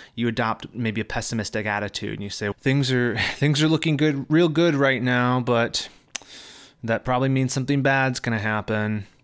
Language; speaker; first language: English; native; English